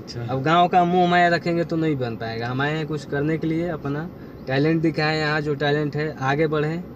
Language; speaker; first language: Hindi; native; Hindi